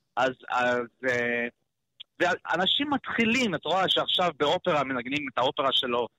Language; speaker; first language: Hebrew; non-native, learner; English